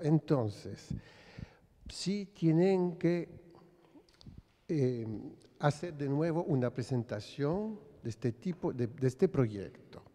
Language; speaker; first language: Spanish; non-native, fluent; French